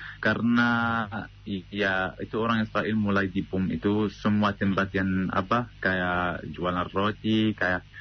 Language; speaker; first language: Indonesian; non-native, fluent; Arabic